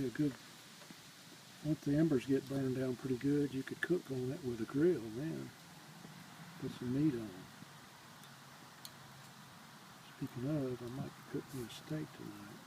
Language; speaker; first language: English; native; English